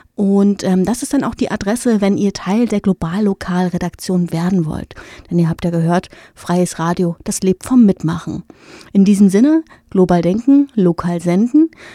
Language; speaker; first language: German; native; German